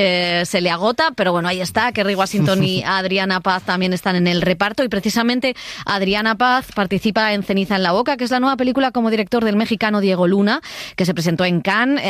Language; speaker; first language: Spanish; native; Spanish